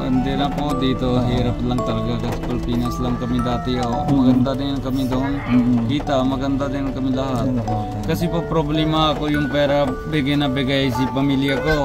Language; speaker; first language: Filipino; non-native, local second language; Punjabi